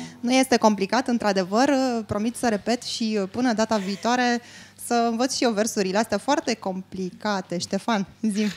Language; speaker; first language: Romanian; native; Romanian